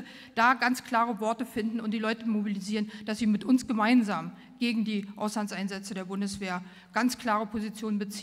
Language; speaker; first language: German; native; German